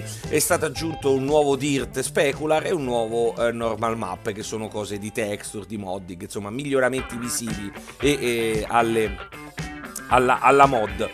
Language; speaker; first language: Italian; native; Italian